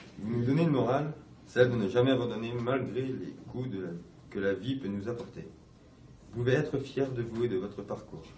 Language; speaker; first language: French; native; French